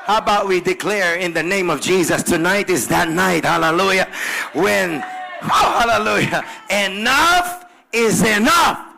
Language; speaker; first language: English; non-native, local second language; Filipino